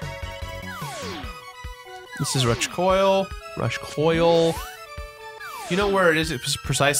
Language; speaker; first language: English; native; English